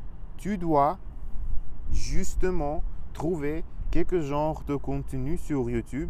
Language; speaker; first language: French; non-native, fluent; Russian